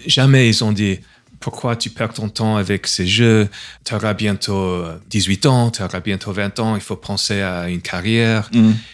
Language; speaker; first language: French; non-native, fluent; English